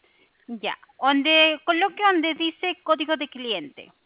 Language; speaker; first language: Spanish; native; Spanish